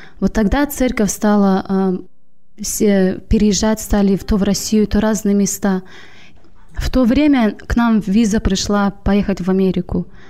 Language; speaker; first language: Russian; native; Russian